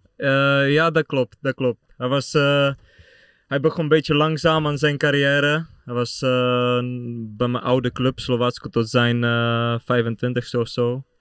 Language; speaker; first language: Dutch; non-native, fluent; Czech